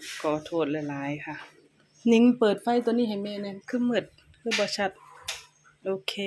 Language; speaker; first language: Thai; non-native, local second language; Lao